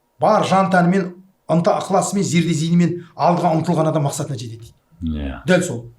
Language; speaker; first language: Kazakh; native; Kazakh